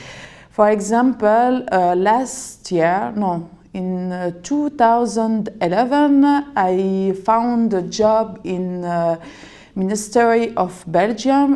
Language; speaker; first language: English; non-native, learner; French